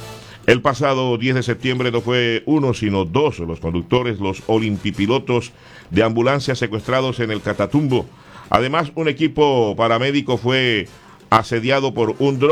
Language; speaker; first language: Spanish; native; Spanish